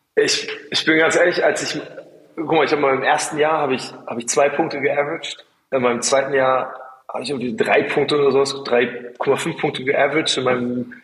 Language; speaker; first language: German; native; German